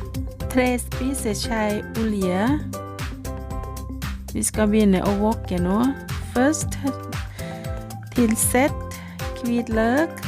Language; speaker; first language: Norwegian; non-native, learner; Thai